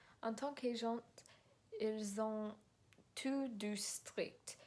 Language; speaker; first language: French; non-native, learner; English